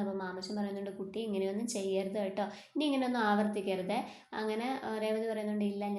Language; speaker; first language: Malayalam; native; Malayalam